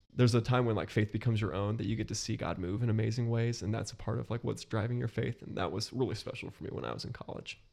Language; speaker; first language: English; native; English